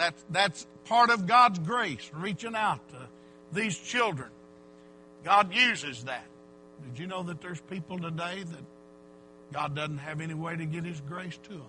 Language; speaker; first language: English; native; English